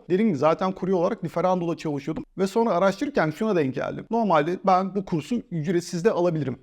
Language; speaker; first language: Turkish; native; Turkish